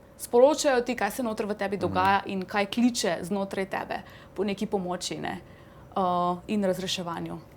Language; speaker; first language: Slovenian; non-native, fluent; Hindi